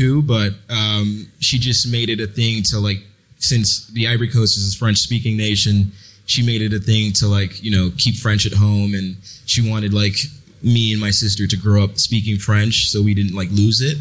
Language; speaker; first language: English; early bilingual, other home language; French